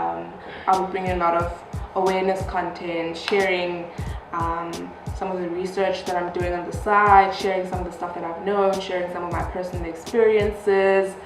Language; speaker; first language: English; non-native, local second language; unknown